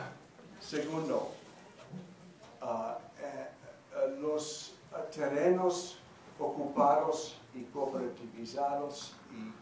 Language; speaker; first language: Spanish; non-native, learner; English